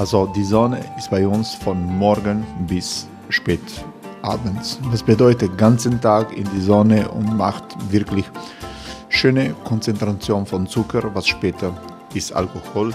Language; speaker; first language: German; non-native, fluent; Croatian